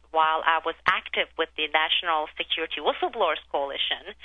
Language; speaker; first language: English; non-native, fluent; Turkish